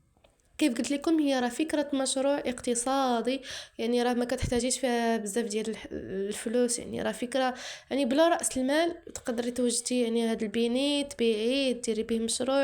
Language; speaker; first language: Arabic; native; Arabic